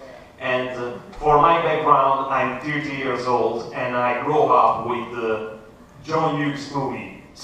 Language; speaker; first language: English; non-native, learner; Italian